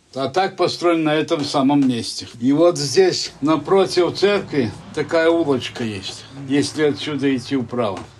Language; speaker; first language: Russian; native; Russian